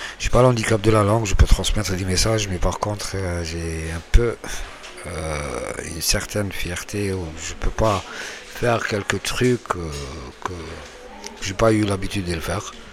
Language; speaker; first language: French; non-native, local second language; Arabic